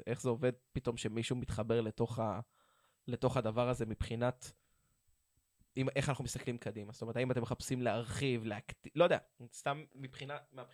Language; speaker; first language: Hebrew; native; Hebrew